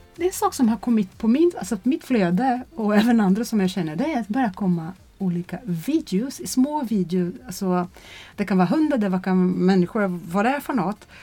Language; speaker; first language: Swedish; non-native, fluent; Portuguese